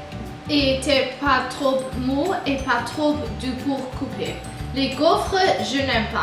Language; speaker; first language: French; non-native, learner; English